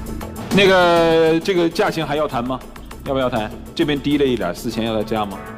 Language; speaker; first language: Chinese; native; Chinese